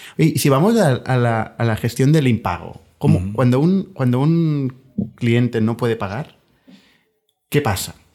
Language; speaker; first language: Spanish; non-native, local second language; Catalan